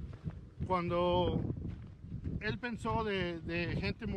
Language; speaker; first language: Spanish; early bilingual, heritage; Spanish